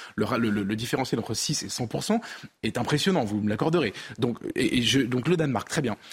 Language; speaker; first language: French; native; French